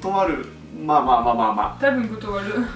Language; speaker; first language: Japanese; non-native, learner; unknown